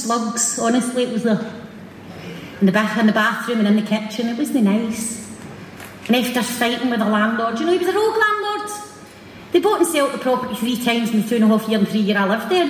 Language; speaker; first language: English; native; English